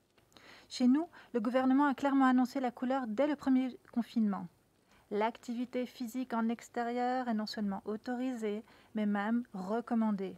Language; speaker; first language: French; native; French